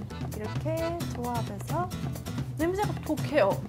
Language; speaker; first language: Korean; non-native, fluent; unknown